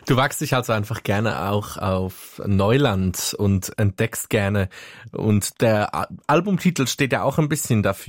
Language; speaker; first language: German; native; German